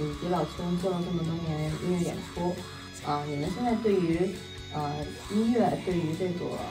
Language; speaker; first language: Chinese; native; Chinese